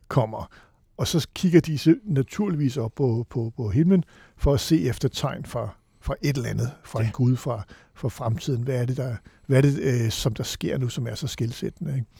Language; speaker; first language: Danish; native; Danish